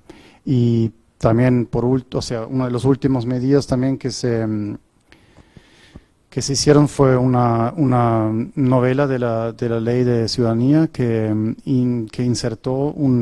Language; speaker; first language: Spanish; non-native, fluent; German